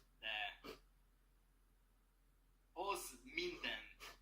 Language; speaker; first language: Hungarian; non-native, learner; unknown